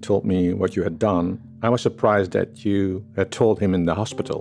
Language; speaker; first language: English; non-native, fluent; Dutch